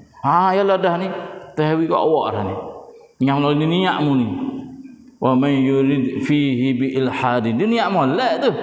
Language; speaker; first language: Malay; native; Malay